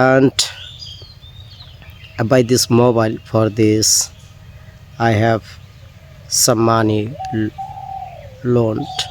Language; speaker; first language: English; non-native, learner; Bangla